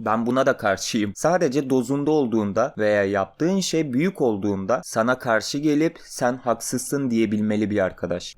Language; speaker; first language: Turkish; native; Turkish